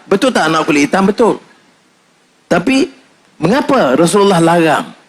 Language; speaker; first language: Malay; native; Malay